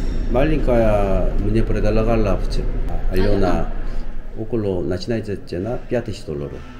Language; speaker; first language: Russian; non-native, learner; Korean